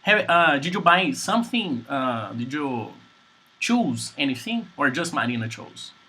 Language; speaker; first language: English; non-native, fluent; Portuguese